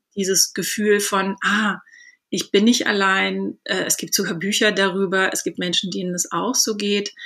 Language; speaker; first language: German; native; German